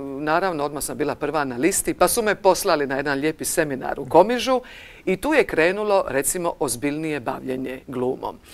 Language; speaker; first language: Croatian; native; Croatian